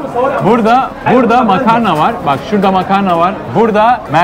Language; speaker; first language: Turkish; native; Turkish